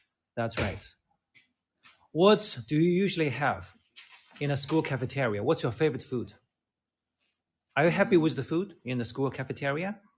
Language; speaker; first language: English; non-native, fluent; Chinese